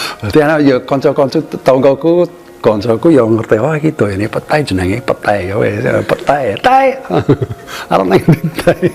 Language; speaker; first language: Javanese; non-native, fluent; English